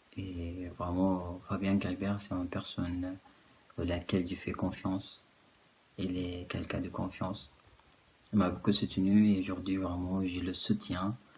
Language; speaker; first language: French; non-native, fluent; Arabic